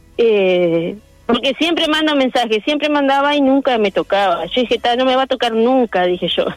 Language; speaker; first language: Spanish; non-native, local second language; Russian